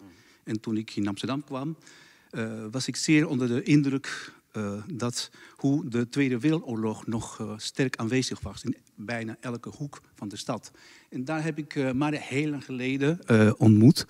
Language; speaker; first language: Dutch; non-native, fluent; Spanish